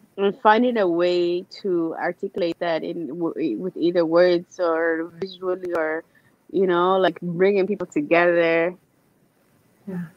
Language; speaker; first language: English; native; English